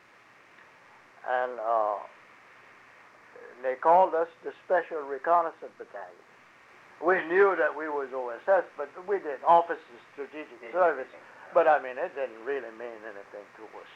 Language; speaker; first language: English; early bilingual, other home language; French